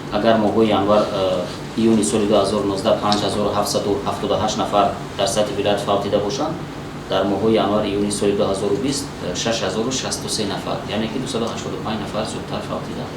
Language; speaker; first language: Tajik; native; Tajik